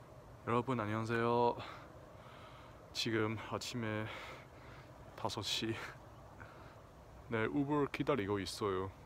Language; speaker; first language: Korean; non-native, learner; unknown